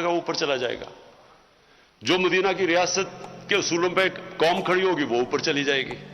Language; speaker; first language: Urdu; native; Urdu